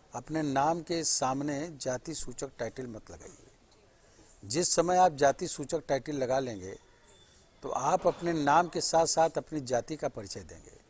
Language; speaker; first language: Hindi; native; Hindi